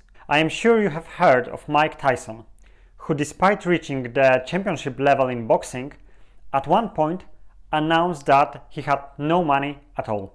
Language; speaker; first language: English; non-native, fluent; Polish